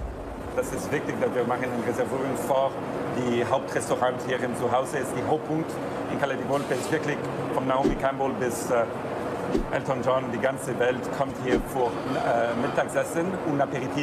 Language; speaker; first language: German; non-native, fluent; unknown